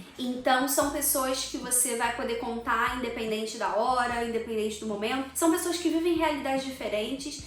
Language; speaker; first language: Portuguese; native; Portuguese